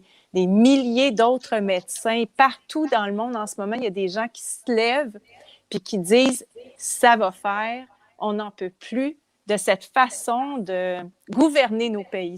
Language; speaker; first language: French; native; French